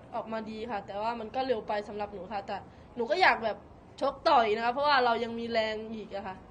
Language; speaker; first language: Thai; native; Thai